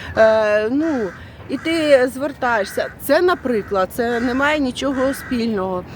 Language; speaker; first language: Ukrainian; non-native, local second language; Russian